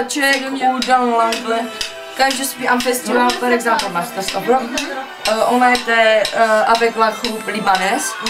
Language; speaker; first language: French; non-native, learner; Czech